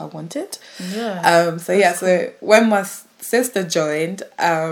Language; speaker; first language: English; native; English